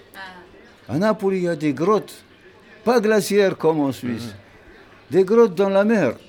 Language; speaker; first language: French; non-native, local second language; Arabic